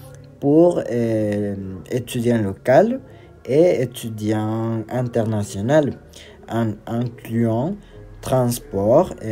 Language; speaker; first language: French; non-native, learner; Spanish